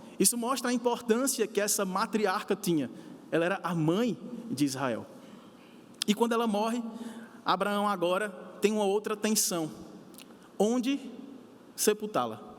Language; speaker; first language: Portuguese; native; Portuguese